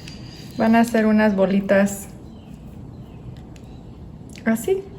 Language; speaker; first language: Spanish; non-native, fluent; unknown